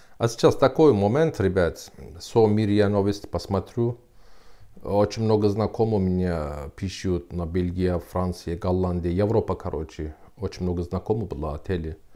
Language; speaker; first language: Russian; non-native, learner; Turkish